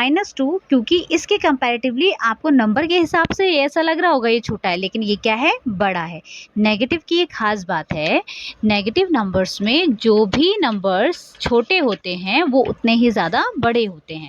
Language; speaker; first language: Hindi; native; Hindi